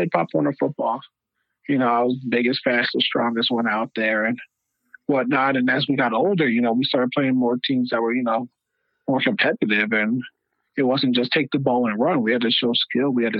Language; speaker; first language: English; native; English